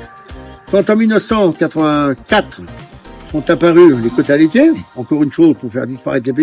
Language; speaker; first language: French; native; French